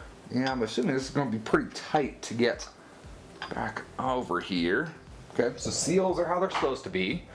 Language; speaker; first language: English; native; English